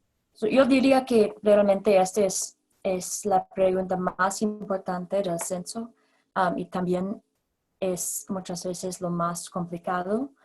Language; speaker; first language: Spanish; non-native, fluent; English